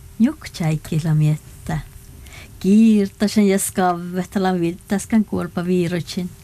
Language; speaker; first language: Finnish; non-native, local second language; Northern Sami